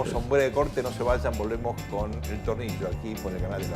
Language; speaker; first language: Spanish; native; Spanish